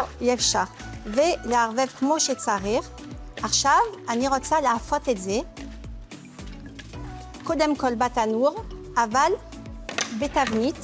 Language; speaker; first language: Hebrew; non-native, fluent; French